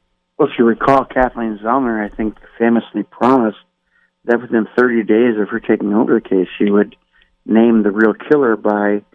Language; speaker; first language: English; native; English